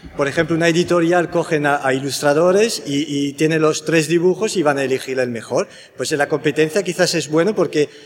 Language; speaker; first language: Spanish; non-native, fluent; French